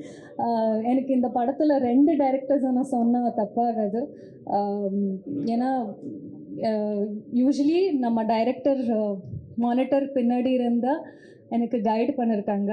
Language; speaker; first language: Tamil; non-native, learner; Kannada